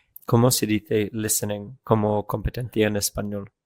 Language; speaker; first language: Spanish; non-native, fluent; English